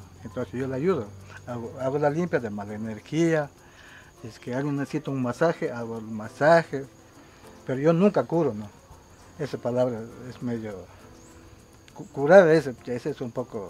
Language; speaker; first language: Spanish; non-native, local second language; Quechua